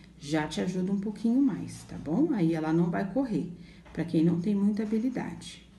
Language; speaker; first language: Portuguese; native; Portuguese